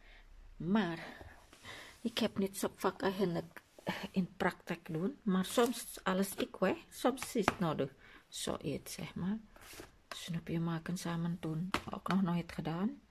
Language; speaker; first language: Dutch; non-native, learner; Indonesian